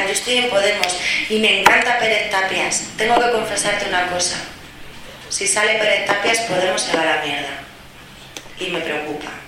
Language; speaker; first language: Spanish; native; Spanish